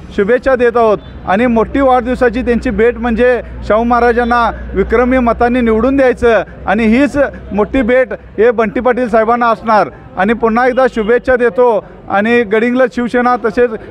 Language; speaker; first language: Marathi; native; Marathi